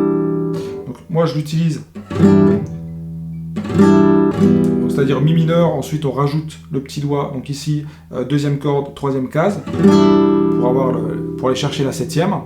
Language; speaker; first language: French; native; French